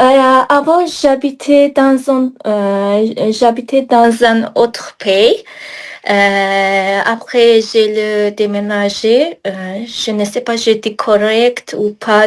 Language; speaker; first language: French; non-native, learner; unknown